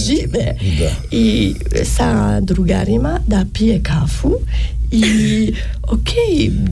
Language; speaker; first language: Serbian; non-native, learner; French